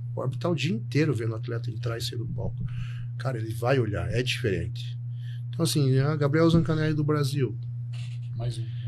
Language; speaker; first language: Portuguese; native; Portuguese